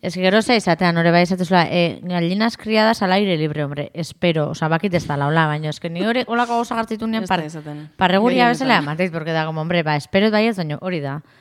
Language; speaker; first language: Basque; native; Basque